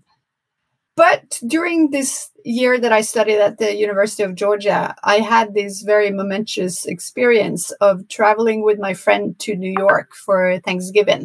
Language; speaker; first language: English; non-native, fluent; Norwegian